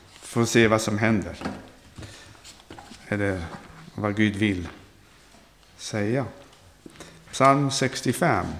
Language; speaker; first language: Swedish; non-native, fluent; Arabic